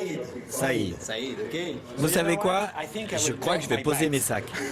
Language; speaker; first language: French; native; French